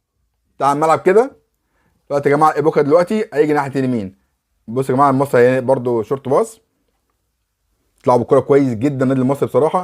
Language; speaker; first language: Arabic; native; Arabic